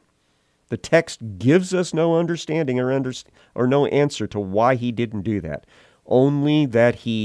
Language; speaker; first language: English; native; English